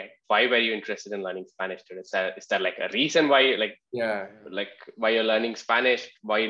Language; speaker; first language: English; non-native, local second language; Malayalam